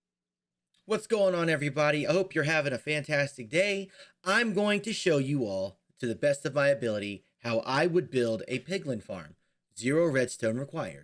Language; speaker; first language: English; native; English